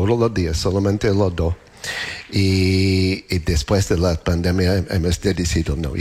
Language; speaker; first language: Spanish; non-native, learner; English